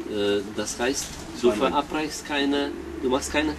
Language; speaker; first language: German; non-native, fluent; Polish